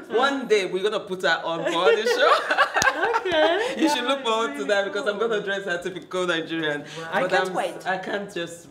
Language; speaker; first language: English; non-native, local second language; Igbo